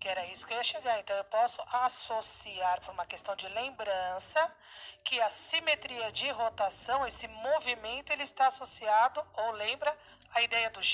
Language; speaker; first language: Portuguese; native; Portuguese